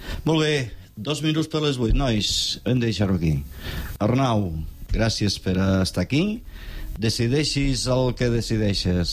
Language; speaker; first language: Catalan; native; Catalan